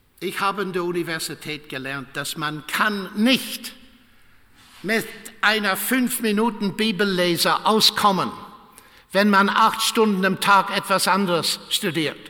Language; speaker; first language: German; non-native, fluent; English